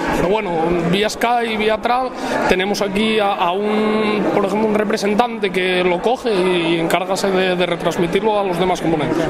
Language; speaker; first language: Spanish; native; Spanish